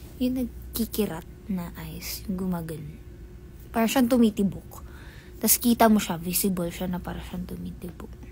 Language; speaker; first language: Filipino; native; Filipino